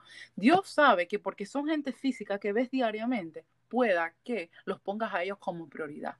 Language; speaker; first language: Spanish; early bilingual, heritage; Spanish